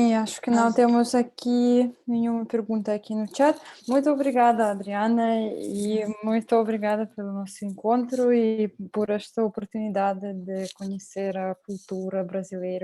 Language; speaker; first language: Portuguese; non-native, fluent; Russian